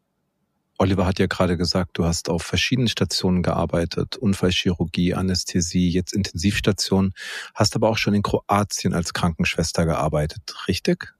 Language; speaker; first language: German; native; German